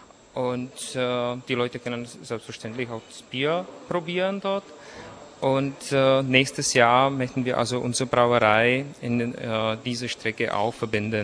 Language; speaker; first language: German; non-native, fluent; Czech